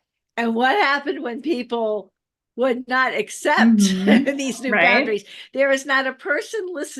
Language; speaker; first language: English; native; English